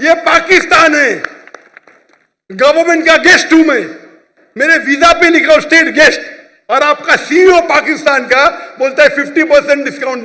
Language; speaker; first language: Hindi; non-native, local second language; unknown